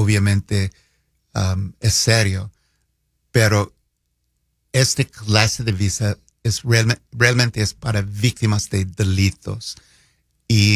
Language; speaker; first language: Spanish; non-native, fluent; English